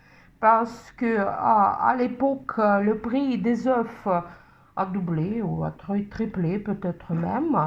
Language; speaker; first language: French; non-native, fluent; Russian